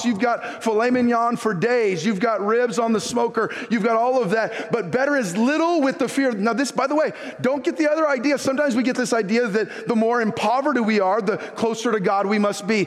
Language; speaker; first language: English; native; English